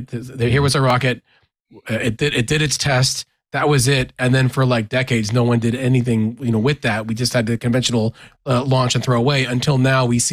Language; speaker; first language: English; native; English